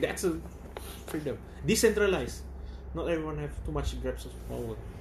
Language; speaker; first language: English; non-native, local second language; Malay